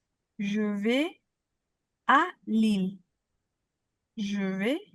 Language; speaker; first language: French; non-native, fluent; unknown